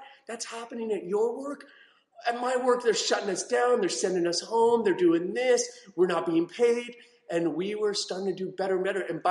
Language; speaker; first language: English; native; English